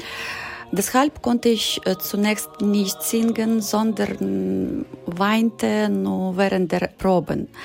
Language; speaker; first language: German; non-native, learner; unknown